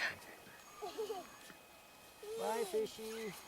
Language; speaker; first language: English; native; English